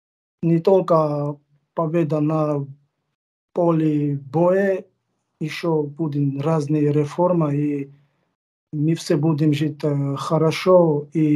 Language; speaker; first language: Russian; non-native, fluent; Georgian